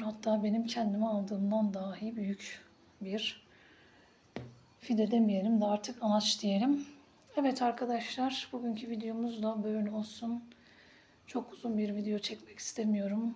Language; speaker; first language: Turkish; native; Turkish